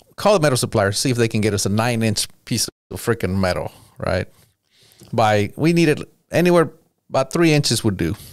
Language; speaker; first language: English; early bilingual, other home language; Spanish